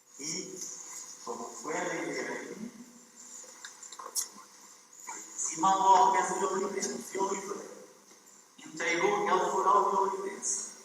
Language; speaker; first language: Portuguese; non-native, fluent; Spanish